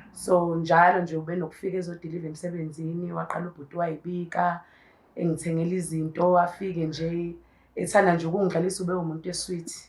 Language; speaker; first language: Zulu; native; Zulu